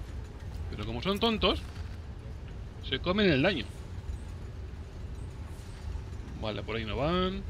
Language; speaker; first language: Spanish; native; Spanish